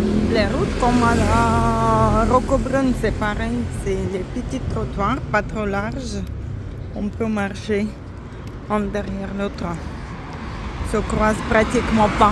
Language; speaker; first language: French; non-native, fluent; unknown